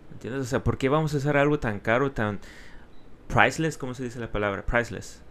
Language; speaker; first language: Spanish; early bilingual, heritage; Spanish